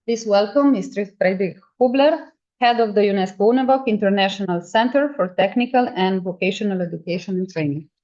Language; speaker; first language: English; non-native, fluent; Slovenian